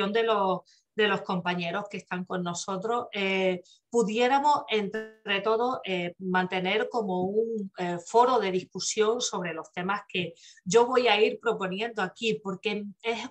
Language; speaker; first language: Spanish; native; Spanish